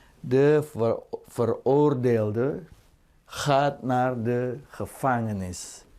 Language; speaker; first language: Dutch; non-native, fluent; Indonesian